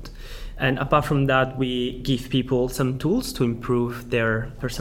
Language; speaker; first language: English; non-native, fluent; Italian